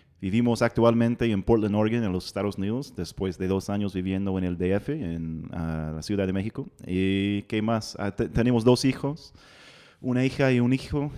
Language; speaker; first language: Spanish; non-native, fluent; English